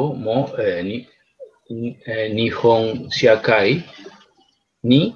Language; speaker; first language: Japanese; non-native, learner; Spanish